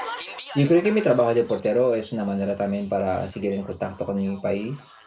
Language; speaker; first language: Spanish; non-native, fluent; Filipino